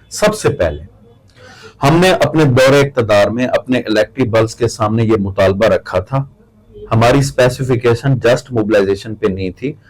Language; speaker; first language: Urdu; non-native, local second language; Saraiki